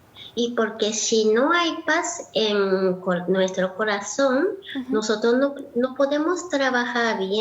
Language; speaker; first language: Spanish; non-native, learner; Japanese